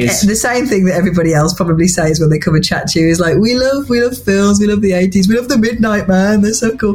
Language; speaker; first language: English; native; English